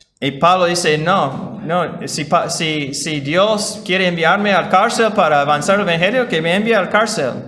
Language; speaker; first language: Spanish; non-native, fluent; English